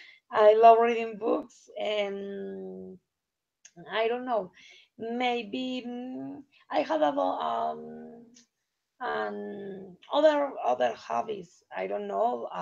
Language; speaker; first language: English; non-native, learner; Spanish